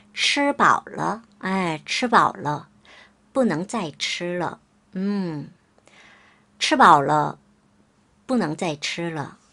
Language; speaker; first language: Chinese; non-native, fluent; Korean